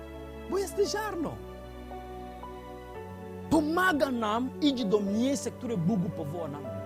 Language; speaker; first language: Polish; non-native, learner; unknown